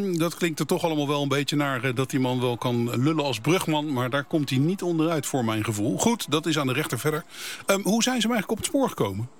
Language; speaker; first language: Dutch; native; Dutch